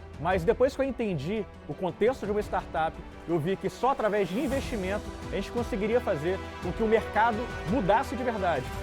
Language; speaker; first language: Portuguese; native; Portuguese